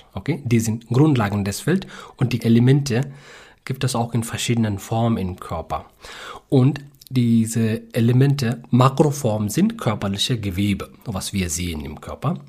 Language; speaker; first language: German; non-native, learner; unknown